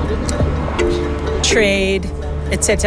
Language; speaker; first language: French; non-native, learner; English